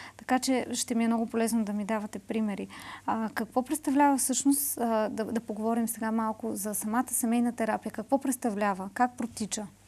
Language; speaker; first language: Bulgarian; native; Bulgarian